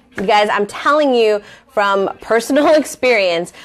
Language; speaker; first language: English; native; English